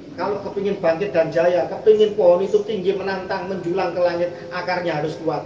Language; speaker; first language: Indonesian; non-native, local second language; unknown